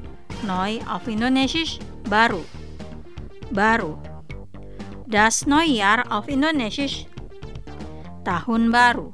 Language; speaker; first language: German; non-native, fluent; Indonesian